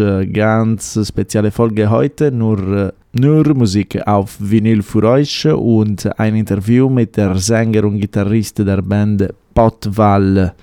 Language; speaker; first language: German; non-native, fluent; Italian